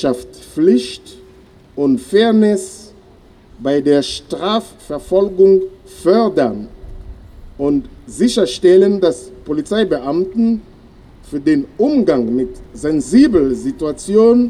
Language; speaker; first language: German; non-native, fluent; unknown